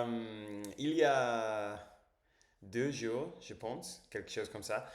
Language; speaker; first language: French; non-native, learner; English